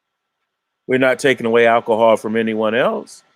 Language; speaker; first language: English; native; English